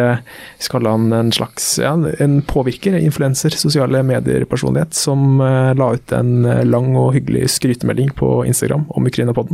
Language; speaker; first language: Norwegian; native; Norwegian